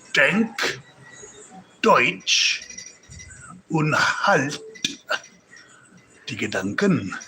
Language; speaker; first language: German; non-native, learner; English